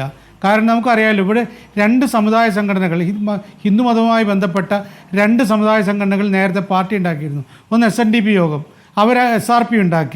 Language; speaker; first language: Malayalam; native; Malayalam